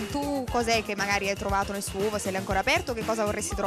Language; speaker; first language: Italian; native; Italian